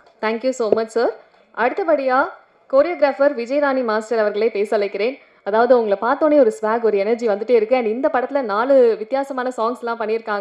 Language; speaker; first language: Tamil; native; Tamil